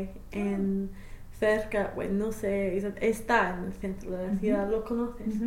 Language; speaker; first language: Spanish; non-native, fluent; English